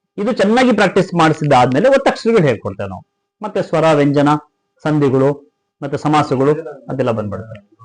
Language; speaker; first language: Kannada; non-native, local second language; Urdu